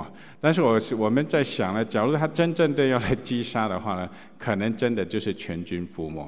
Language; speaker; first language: Chinese; native; Chinese